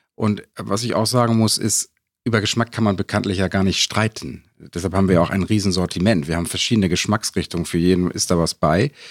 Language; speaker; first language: German; native; German